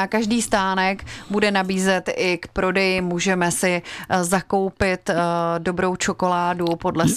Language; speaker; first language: Czech; native; Czech